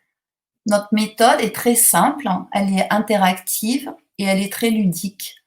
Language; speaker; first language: French; native; French